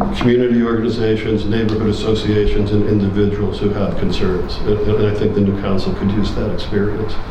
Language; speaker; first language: English; native; English